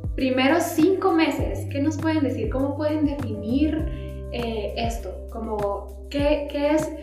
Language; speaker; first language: Spanish; native; Spanish